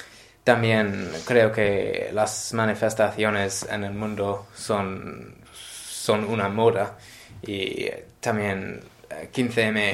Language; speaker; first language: Spanish; non-native, learner; English